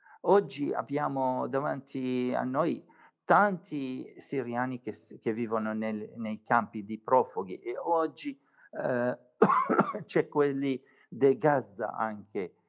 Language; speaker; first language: Italian; non-native, fluent; Arabic